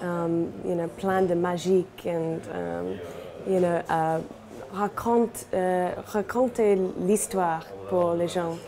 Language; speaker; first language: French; non-native, learner; English